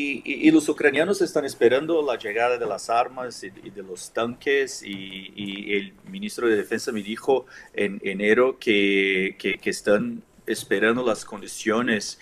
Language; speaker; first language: Spanish; non-native, fluent; Ukrainian